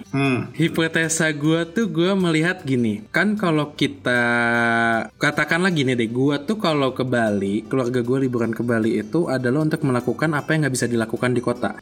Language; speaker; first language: Indonesian; native; Indonesian